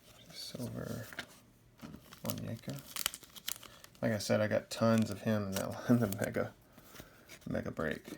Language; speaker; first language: English; native; English